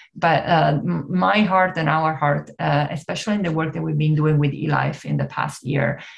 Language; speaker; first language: English; non-native, fluent; Italian